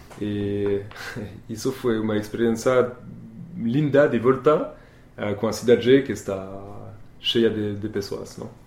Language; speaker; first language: Portuguese; non-native, learner; French